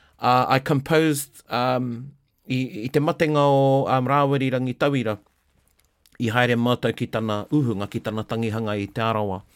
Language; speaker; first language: Māori; non-native, local second language; English